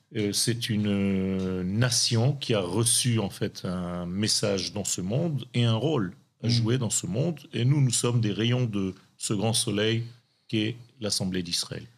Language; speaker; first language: French; non-native, local second language; Hebrew